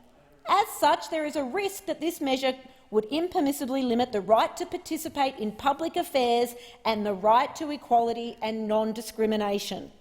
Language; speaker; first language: English; native; English